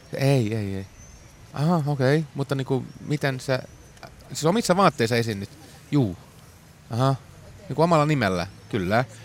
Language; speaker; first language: Finnish; non-native, local second language; Swedish